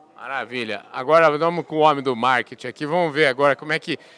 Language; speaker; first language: Portuguese; native; Portuguese